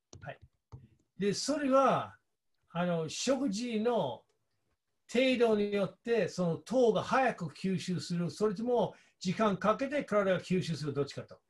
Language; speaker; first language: Japanese; non-native, fluent; English